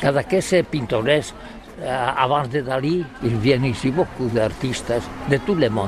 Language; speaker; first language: French; non-native, learner; Catalan